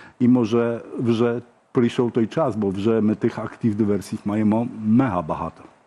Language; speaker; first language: Polish; non-native, learner; Ukrainian